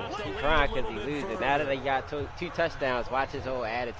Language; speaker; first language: English; native; English